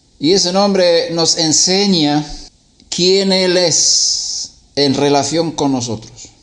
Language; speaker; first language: Spanish; non-native, fluent; Swedish